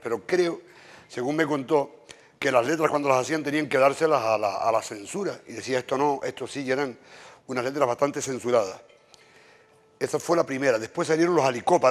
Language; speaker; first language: Spanish; native; Spanish